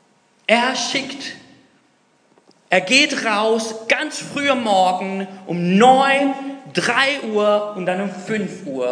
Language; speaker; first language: German; non-native, fluent; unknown